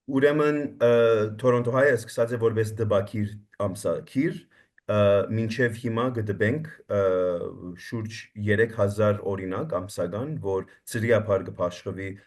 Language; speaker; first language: Armenian; early bilingual, heritage; Armenian